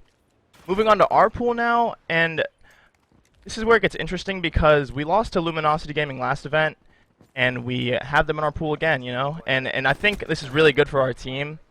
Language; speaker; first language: English; native; English